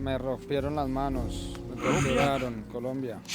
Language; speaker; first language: Spanish; native; Spanish